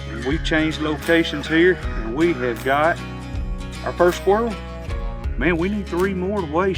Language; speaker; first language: English; native; English